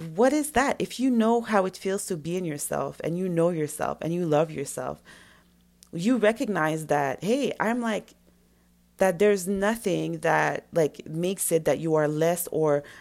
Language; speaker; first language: English; non-native, fluent; French